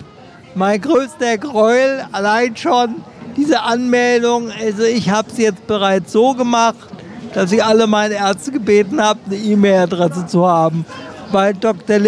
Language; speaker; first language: German; native; German